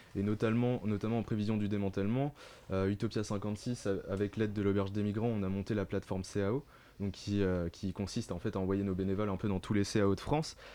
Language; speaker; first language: French; native; French